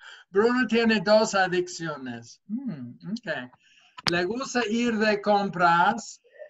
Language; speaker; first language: Spanish; non-native, fluent; English